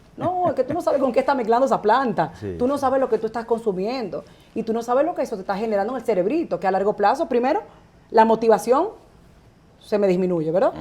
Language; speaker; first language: Spanish; native; Spanish